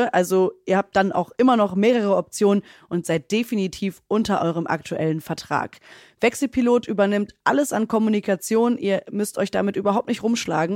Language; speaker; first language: German; native; German